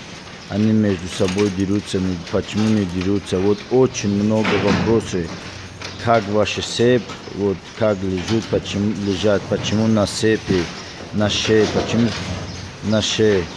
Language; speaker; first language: Russian; non-native, fluent; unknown